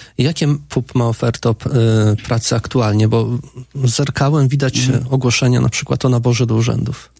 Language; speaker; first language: Polish; native; Polish